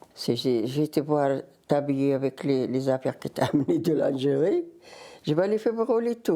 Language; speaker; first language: French; non-native, learner; Riffian